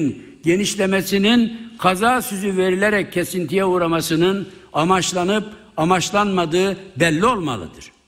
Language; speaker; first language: Turkish; native; Turkish